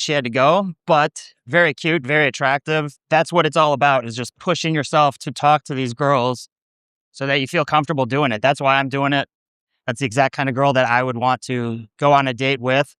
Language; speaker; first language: English; native; English